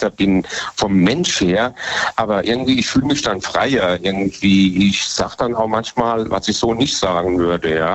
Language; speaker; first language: German; native; German